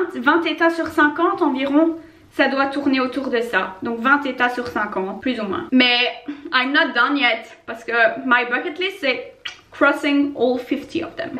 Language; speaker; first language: French; native; French